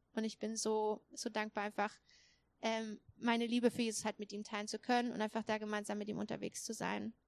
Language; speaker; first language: German; native; German